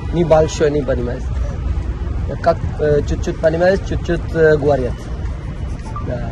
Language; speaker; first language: Russian; non-native, learner; Punjabi